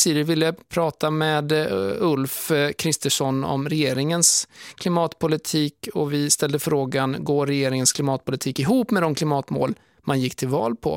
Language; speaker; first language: Swedish; native; Swedish